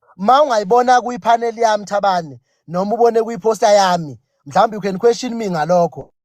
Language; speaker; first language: Zulu; native; Zulu